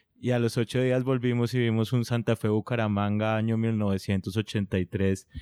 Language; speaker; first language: Spanish; native; Spanish